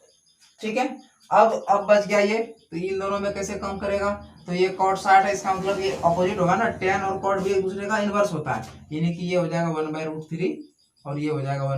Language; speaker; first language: Hindi; native; Hindi